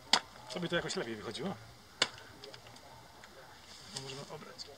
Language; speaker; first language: Polish; native; Polish